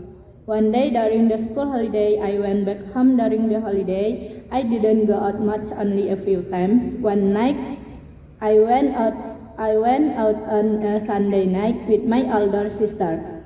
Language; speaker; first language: English; non-native, learner; Indonesian